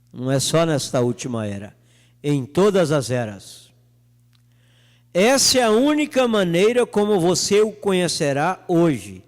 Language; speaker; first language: Portuguese; native; Portuguese